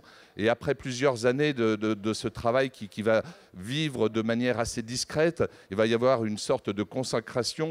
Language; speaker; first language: French; native; French